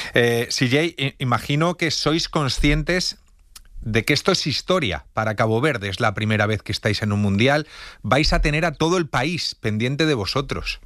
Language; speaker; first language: Spanish; native; Spanish